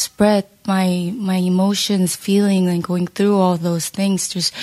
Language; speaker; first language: English; native; English